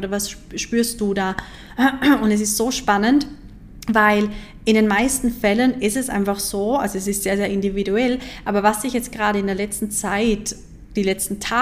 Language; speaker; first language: German; native; German